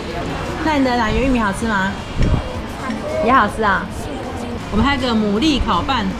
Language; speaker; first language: Chinese; native; Chinese